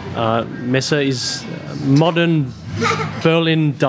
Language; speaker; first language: German; non-native, learner; English